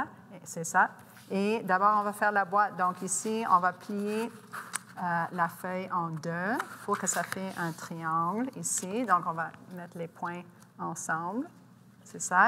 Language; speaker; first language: French; non-native, local second language; English